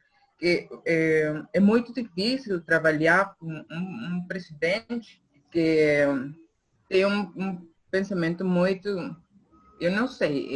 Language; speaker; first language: Portuguese; non-native, fluent; Spanish